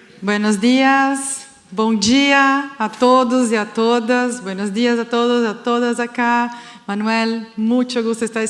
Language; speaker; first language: Spanish; non-native, fluent; Portuguese